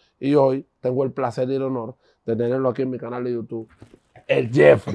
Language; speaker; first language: Spanish; native; Spanish